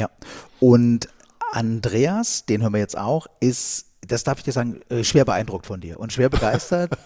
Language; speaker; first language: German; native; German